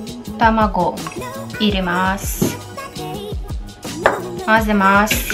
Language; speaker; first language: Japanese; non-native, learner; Russian